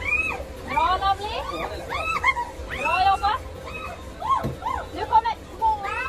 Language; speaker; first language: Swedish; non-native, learner; Filipino